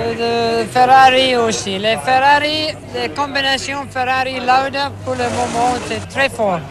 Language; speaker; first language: French; non-native, learner; English